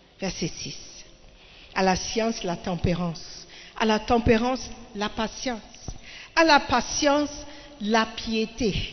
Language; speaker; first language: French; non-native, fluent; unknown